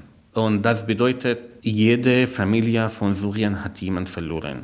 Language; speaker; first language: German; non-native, learner; Arabic